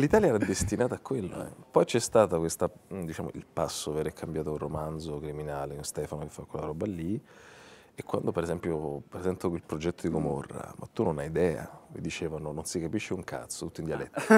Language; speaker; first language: Italian; native; Italian